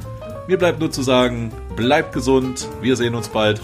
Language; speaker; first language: German; native; German